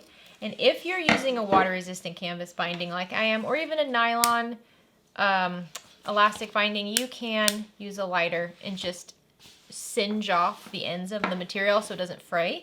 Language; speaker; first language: English; native; English